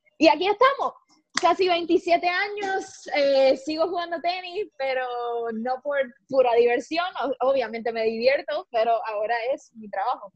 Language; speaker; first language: Spanish; native; Spanish